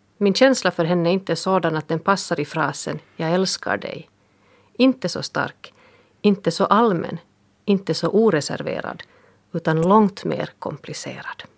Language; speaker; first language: Swedish; native; Swedish